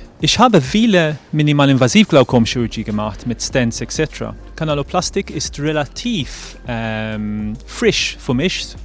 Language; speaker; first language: German; non-native, fluent; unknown